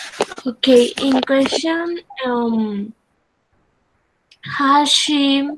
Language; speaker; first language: English; non-native, learner; Spanish